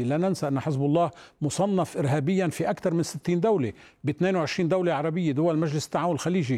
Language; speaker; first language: Arabic; native; Arabic